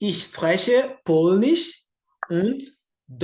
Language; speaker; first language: German; non-native, learner; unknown